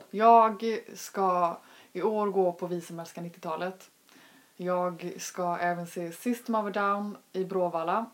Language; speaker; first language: Swedish; native; Swedish